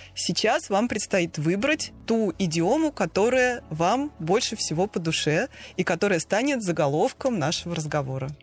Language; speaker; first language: Russian; native; Russian